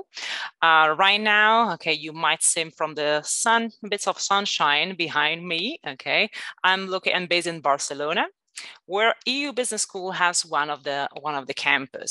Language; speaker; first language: English; non-native, fluent; Italian